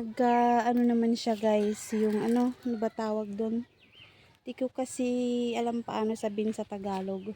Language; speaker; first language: Filipino; native; Filipino